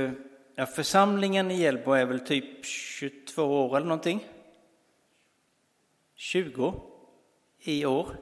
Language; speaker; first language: Swedish; native; Swedish